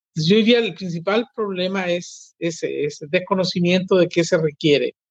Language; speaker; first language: Spanish; native; Spanish